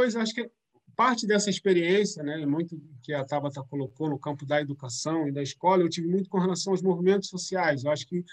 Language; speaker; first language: Portuguese; native; Portuguese